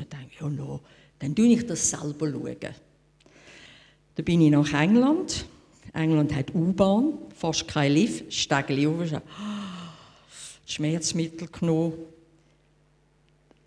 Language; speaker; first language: German; non-native, fluent; English